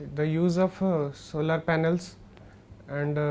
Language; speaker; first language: English; non-native, local second language; Odia